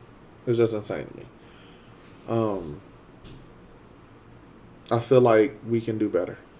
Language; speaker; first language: English; native; English